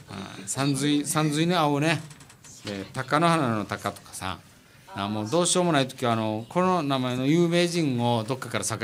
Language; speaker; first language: Japanese; native; Japanese